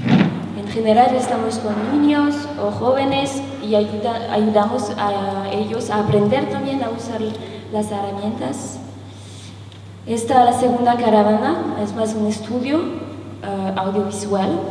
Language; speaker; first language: Spanish; non-native, learner; French